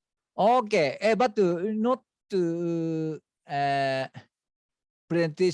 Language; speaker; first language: English; non-native, learner; Japanese